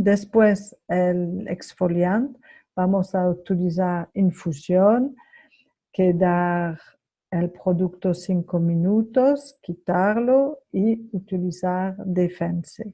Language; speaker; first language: Spanish; non-native, fluent; French